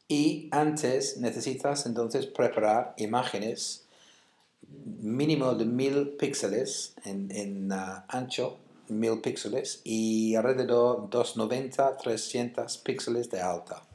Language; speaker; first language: Spanish; non-native, fluent; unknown